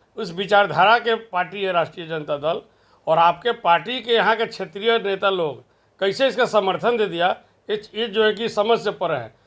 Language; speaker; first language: Hindi; native; Hindi